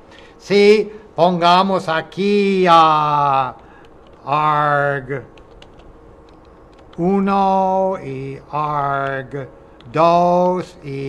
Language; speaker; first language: Spanish; non-native, fluent; English